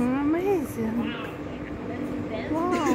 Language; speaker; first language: English; non-native, learner; Russian